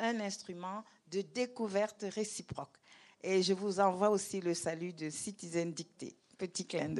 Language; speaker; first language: French; non-native, local second language; Wolof